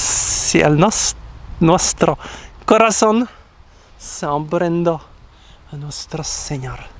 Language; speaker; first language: Spanish; non-native, learner; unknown